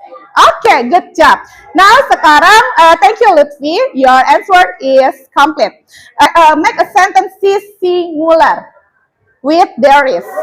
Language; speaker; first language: English; non-native, learner; Indonesian